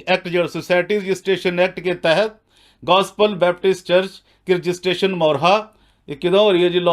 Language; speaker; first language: Urdu; non-native, local second language; Punjabi